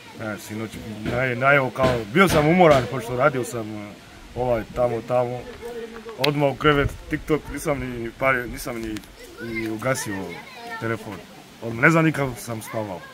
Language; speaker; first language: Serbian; non-native, learner; Rundi